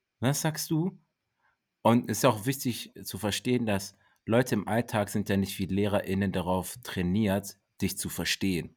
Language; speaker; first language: German; native; German